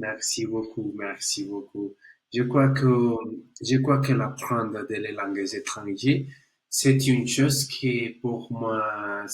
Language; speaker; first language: French; non-native, learner; Spanish